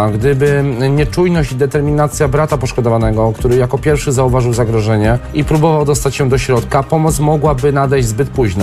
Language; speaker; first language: Polish; native; Polish